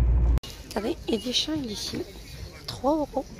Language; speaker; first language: French; non-native, fluent; Arabic